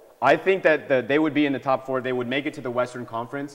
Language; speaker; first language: English; early bilingual, other home language; Chinese